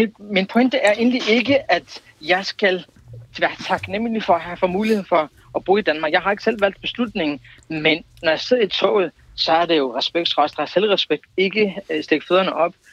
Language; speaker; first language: Danish; early bilingual, other home language; Kurdish